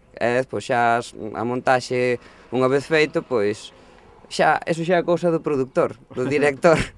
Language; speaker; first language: Galician; native; Galician